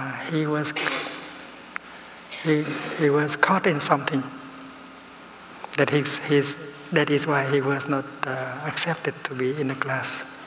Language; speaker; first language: English; non-native, fluent; Vietnamese